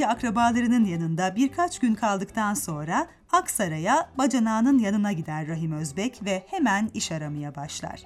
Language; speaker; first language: Turkish; native; Turkish